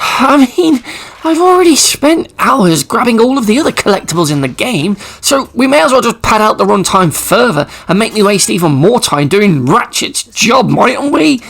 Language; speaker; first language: English; native; English